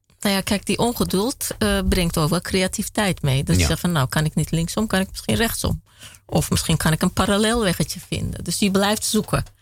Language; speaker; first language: Dutch; early bilingual, other home language; Kurdish